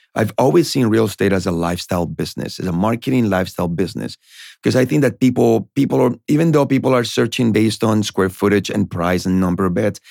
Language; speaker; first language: English; non-native, fluent; Spanish